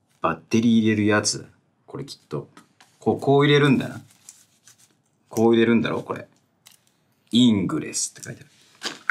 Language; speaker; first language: Japanese; native; Japanese